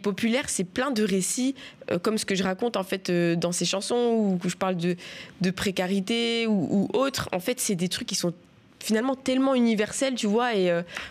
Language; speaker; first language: French; native; French